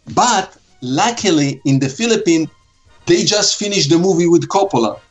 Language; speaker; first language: English; non-native, fluent; Hebrew